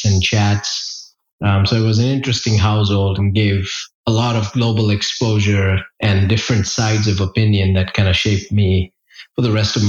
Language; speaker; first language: English; non-native, local second language; Gujarati